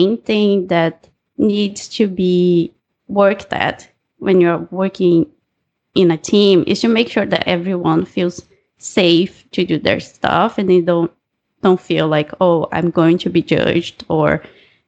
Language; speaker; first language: English; non-native, fluent; Portuguese